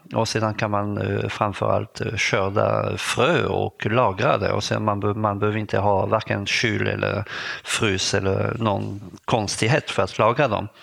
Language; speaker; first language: Swedish; non-native, fluent; French